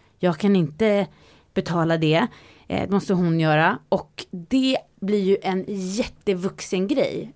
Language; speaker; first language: Swedish; native; Swedish